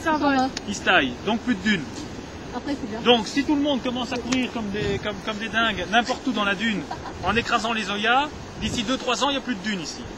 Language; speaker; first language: French; native; French